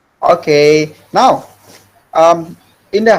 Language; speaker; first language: English; non-native, fluent; Indonesian